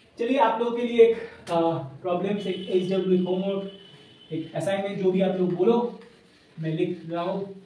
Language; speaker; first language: Hindi; non-native, local second language; Bangla